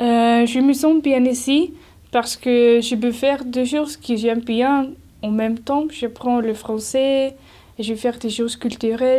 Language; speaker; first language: French; non-native, learner; Icelandic